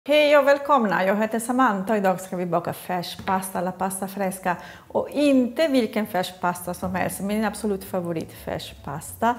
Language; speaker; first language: Swedish; non-native, fluent; Italian